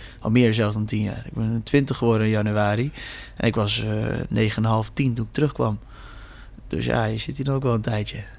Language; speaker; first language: Dutch; early bilingual, heritage; Dutch